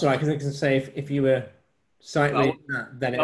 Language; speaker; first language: English; native; English